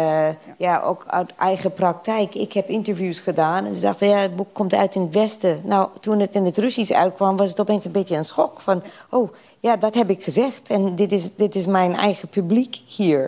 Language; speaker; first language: Dutch; non-native, fluent; English